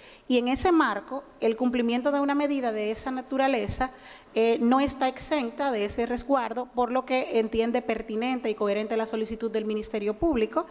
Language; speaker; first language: Spanish; native; Spanish